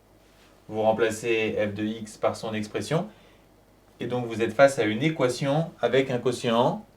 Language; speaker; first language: French; native; French